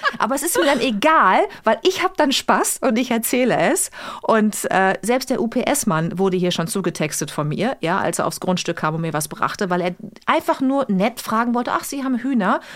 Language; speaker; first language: German; native; German